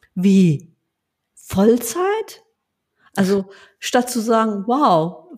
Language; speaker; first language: German; early bilingual, other home language; Turkish